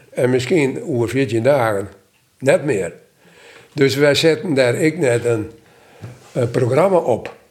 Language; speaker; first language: Dutch; non-native, local second language; Western Frisian